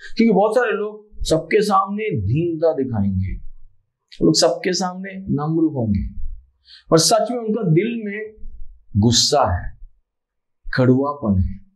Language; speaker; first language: Hindi; non-native, local second language; Malayalam